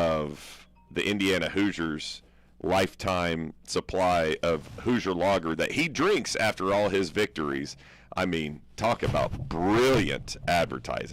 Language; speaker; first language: English; native; English